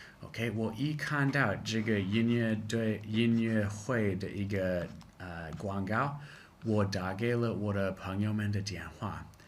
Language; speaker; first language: Chinese; non-native, fluent; English